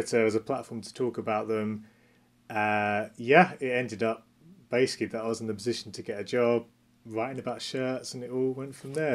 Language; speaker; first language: English; native; English